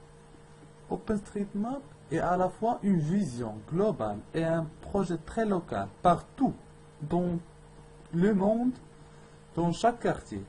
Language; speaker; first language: French; non-native, learner; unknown